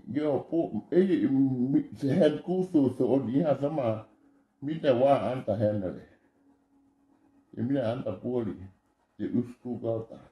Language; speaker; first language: Finnish; non-native, learner; Thai